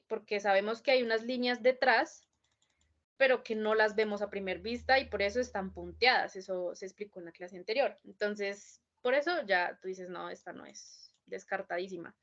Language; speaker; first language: Spanish; native; Spanish